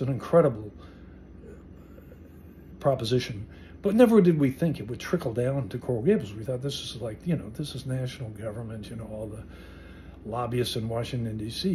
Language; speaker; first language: English; native; English